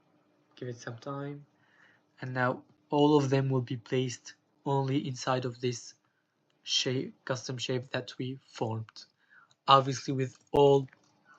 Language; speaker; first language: English; non-native, fluent; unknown